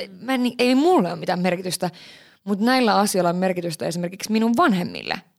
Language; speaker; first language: Finnish; early bilingual, heritage; Finnish